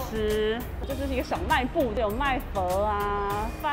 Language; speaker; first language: Chinese; native; Chinese